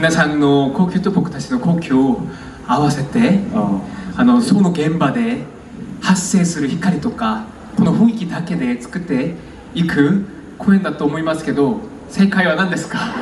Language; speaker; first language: Japanese; non-native, fluent; Korean